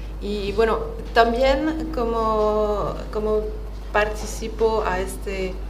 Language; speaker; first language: Spanish; non-native, fluent; French